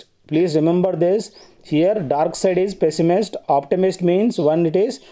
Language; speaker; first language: English; non-native, local second language; Telugu